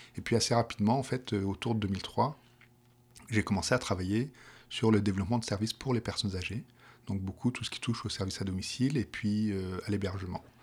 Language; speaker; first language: French; native; French